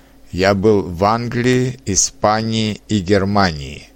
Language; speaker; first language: Russian; non-native, learner; Czech